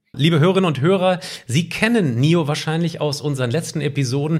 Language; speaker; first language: German; native; German